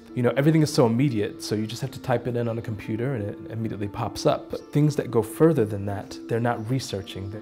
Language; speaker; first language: English; native; English